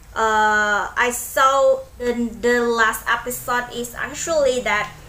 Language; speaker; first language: English; non-native, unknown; Indonesian